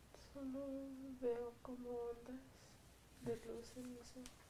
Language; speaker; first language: Spanish; native; Spanish